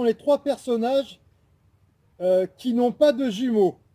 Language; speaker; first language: French; native; French